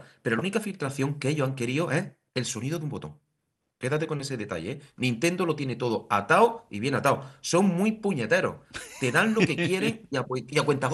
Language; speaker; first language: Spanish; native; Spanish